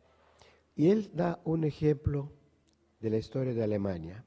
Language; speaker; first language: Spanish; non-native, fluent; Portuguese